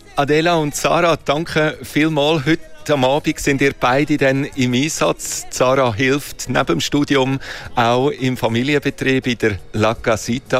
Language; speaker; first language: German; native; German